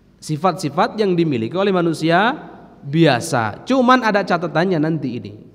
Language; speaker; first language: Indonesian; native; Indonesian